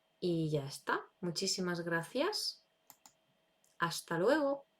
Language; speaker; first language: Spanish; non-native, fluent; Ukrainian